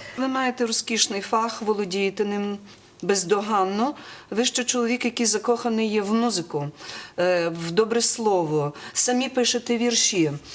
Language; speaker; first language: Ukrainian; native; Ukrainian